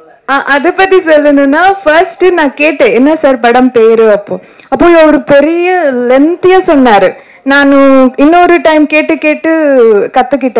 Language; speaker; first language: Tamil; non-native, learner; Kannada